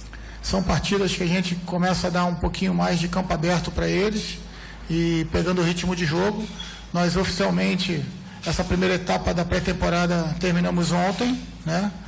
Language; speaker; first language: Portuguese; native; Portuguese